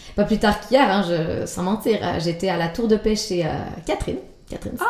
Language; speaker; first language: French; native; French